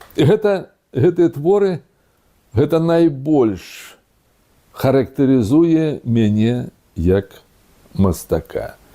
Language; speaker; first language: Belarusian; native; Belarusian